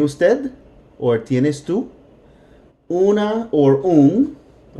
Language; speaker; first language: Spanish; non-native, fluent; English